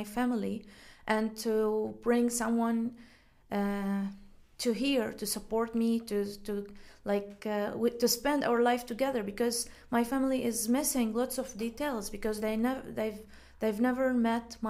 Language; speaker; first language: English; non-native, fluent; Arabic